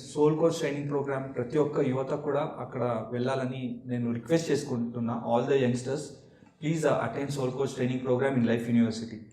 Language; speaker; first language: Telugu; non-native, local second language; Marathi